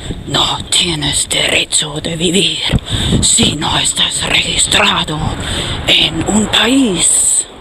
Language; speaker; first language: Spanish; non-native, fluent; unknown